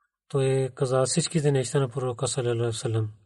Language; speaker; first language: Bulgarian; non-native, learner; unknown